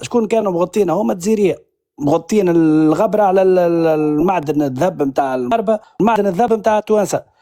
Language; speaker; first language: Arabic; native; Arabic